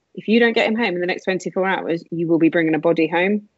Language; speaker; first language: English; native; English